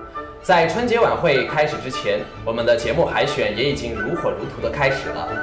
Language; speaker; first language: Chinese; native; Chinese